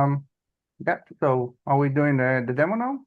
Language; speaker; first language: English; non-native, fluent; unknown